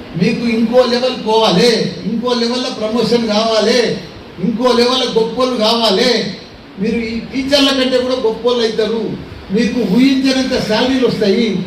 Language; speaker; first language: Telugu; native; Telugu